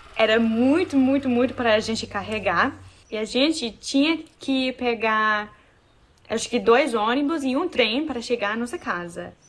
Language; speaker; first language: Portuguese; non-native, fluent; English